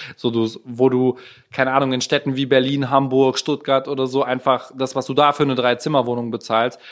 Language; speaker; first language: German; native; German